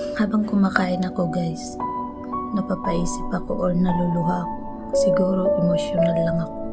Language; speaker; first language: Filipino; native; Filipino